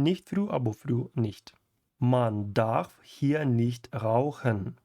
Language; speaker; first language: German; non-native, fluent; Ukrainian